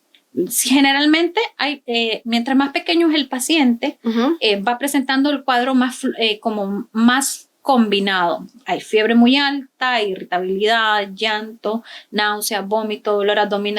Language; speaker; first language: Spanish; native; Spanish